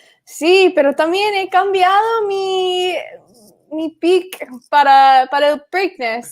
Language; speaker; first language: Spanish; non-native, fluent; English